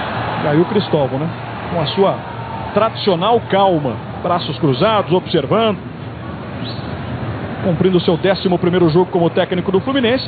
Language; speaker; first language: Portuguese; native; Portuguese